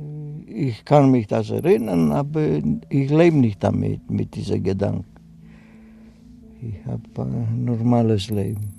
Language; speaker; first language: German; non-native, fluent; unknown